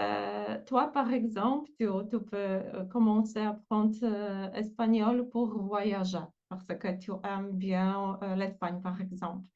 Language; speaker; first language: French; non-native, fluent; Polish